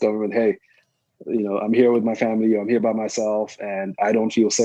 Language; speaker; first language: English; non-native, local second language; Shona